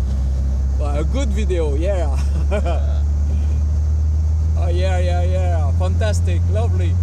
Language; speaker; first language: English; non-native, learner; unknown